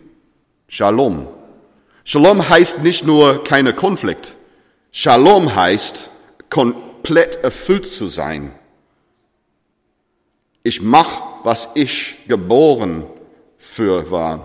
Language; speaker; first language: German; non-native, fluent; English